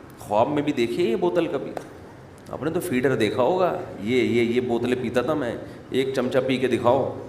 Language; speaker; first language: Urdu; native; Urdu